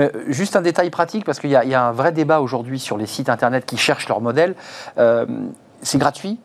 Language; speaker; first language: French; native; French